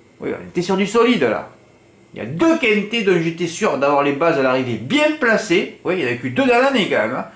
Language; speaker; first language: French; native; French